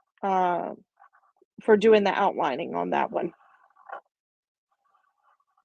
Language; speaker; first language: English; native; English